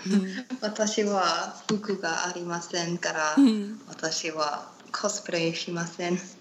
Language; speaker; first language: Japanese; non-native, learner; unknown